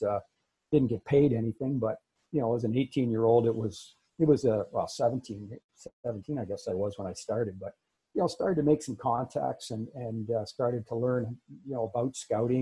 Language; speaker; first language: English; native; English